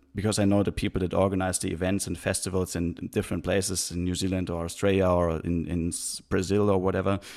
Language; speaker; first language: English; non-native, fluent; German